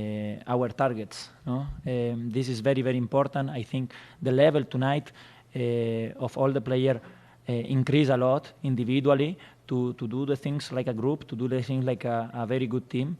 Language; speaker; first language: English; non-native, fluent; Spanish